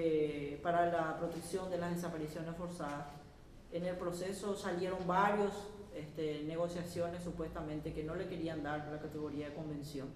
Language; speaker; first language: Spanish; native; Spanish